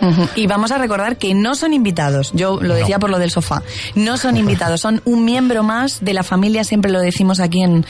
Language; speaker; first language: Spanish; native; Spanish